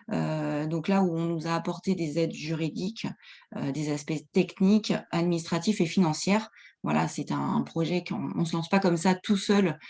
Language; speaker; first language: French; native; French